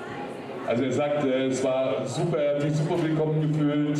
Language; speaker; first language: German; native; German